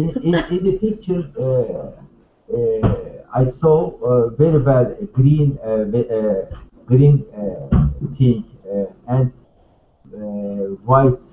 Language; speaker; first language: English; non-native, learner; Turkish